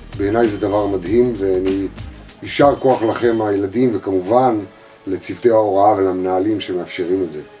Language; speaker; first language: Hebrew; native; Hebrew